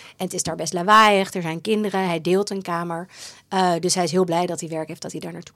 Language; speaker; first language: Dutch; native; Dutch